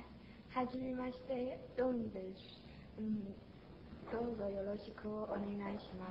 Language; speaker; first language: Japanese; non-native, learner; Chinese